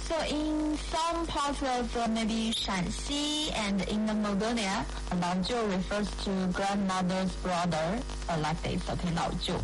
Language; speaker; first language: English; non-native, fluent; Chinese